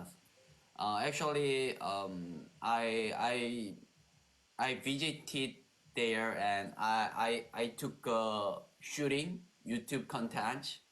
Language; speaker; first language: English; non-native, learner; Korean